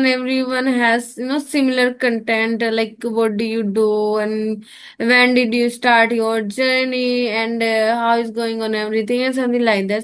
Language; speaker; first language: English; non-native, learner; Hindi